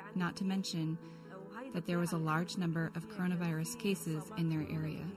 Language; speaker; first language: English; non-native, fluent; Kurdish